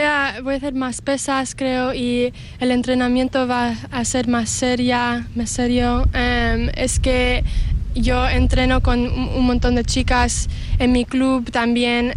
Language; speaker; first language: Spanish; early bilingual, heritage; Spanish